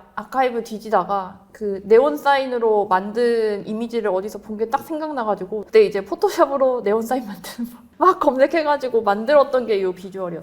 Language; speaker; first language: Korean; native; Korean